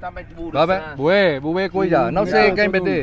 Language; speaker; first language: Portuguese; non-native, learner; Vietnamese